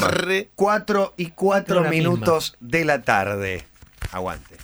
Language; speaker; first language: Spanish; native; Spanish